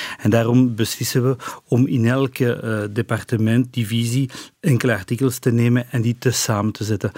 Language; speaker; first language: Dutch; non-native, local second language; French